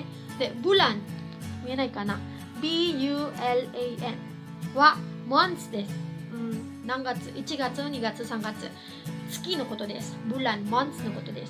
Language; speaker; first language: Japanese; non-native, fluent; Cebuano